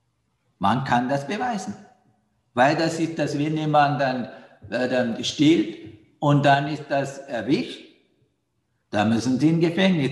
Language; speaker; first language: German; non-native, learner; Sinhala